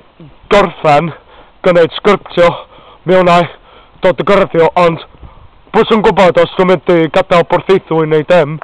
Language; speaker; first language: Welsh; non-native, learner; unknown